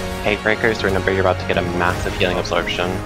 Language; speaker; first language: English; native; English